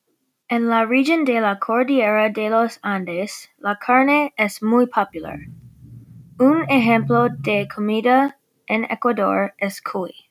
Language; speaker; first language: Spanish; non-native, learner; English